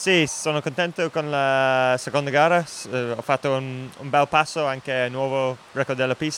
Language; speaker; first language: Italian; non-native, fluent; English